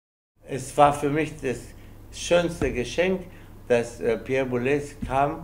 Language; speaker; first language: German; non-native, fluent; Spanish